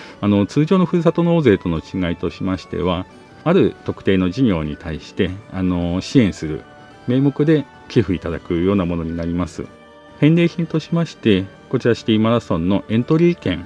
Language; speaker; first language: Japanese; native; Japanese